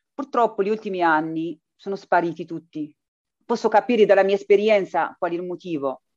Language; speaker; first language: Italian; non-native, fluent; Arabic